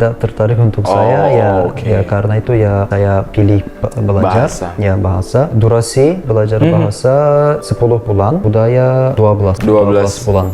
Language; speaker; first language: Indonesian; non-native, learner; Turkish